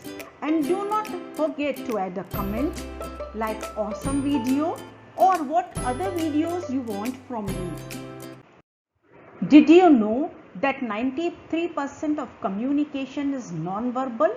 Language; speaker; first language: English; non-native, local second language; Hindi